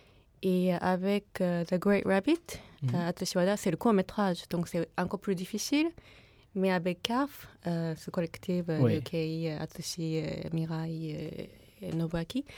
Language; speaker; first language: French; non-native, fluent; Japanese